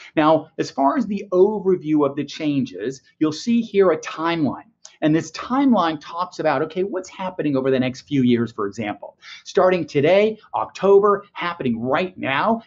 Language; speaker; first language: English; native; English